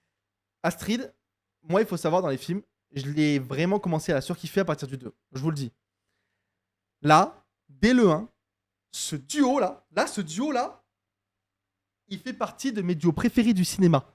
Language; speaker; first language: French; native; French